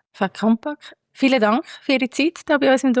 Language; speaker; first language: German; native; German